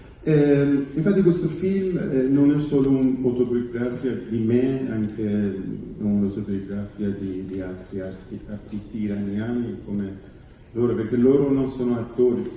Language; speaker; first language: Italian; non-native, fluent; Persian